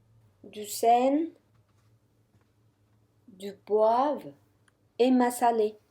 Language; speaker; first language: French; non-native, fluent; Vietnamese